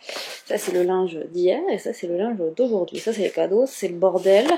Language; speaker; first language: French; native; French